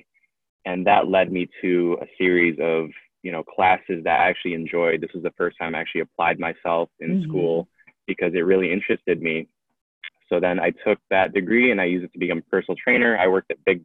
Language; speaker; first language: English; native; English